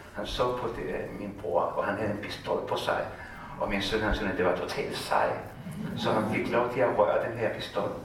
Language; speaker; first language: Danish; non-native, fluent; Spanish